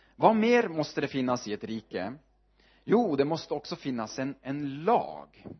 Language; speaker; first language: Swedish; non-native, fluent; Norwegian